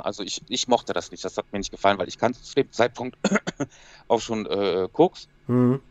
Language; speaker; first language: German; native; German